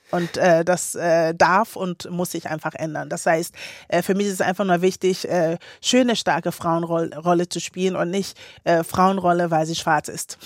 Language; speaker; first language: German; early bilingual, other home language; Akan